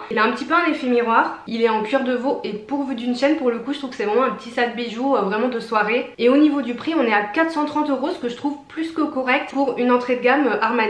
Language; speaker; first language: French; native; French